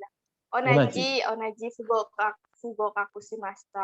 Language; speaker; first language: Japanese; non-native, learner; Indonesian